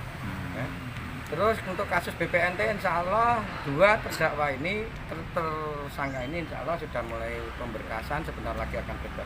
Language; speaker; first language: Indonesian; non-native, local second language; Javanese